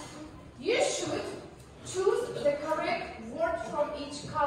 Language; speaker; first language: English; non-native, learner; Kazakh